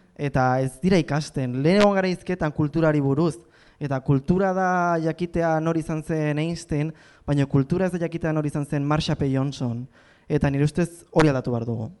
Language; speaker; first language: Basque; non-native, local second language; Spanish